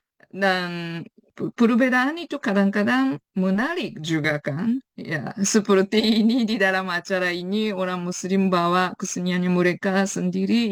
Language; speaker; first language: Indonesian; non-native, fluent; Japanese